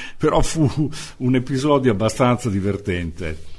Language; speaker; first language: Italian; native; Italian